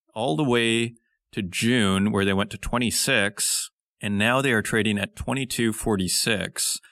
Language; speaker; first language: English; native; English